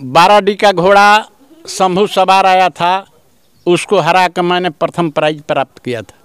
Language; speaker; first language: Hindi; native; Hindi